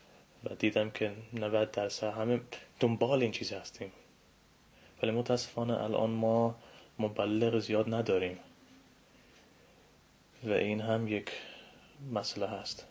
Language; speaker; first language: Persian; non-native, fluent; English